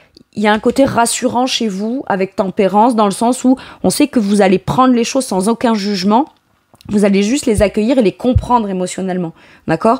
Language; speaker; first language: French; native; French